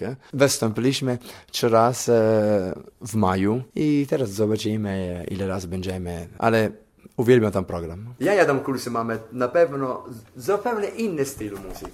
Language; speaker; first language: Polish; non-native, learner; Italian